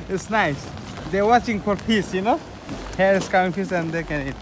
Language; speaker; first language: English; non-native, learner; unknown